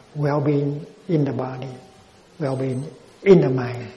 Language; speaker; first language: English; non-native, fluent; Vietnamese